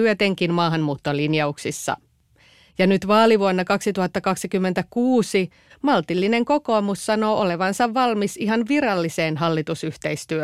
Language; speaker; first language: Finnish; native; Finnish